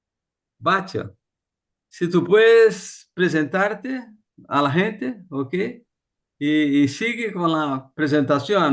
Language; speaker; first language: Spanish; non-native, fluent; Portuguese